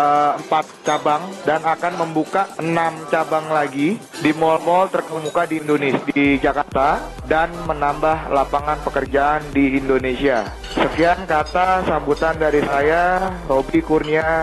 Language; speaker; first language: Malay; native; Malay